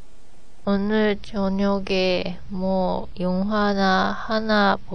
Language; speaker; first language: Korean; non-native, learner; Japanese